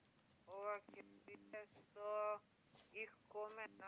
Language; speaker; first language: German; non-native, learner; Macedonian